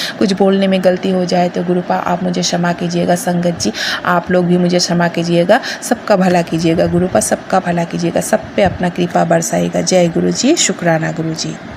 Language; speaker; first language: Hindi; non-native, local second language; Bangla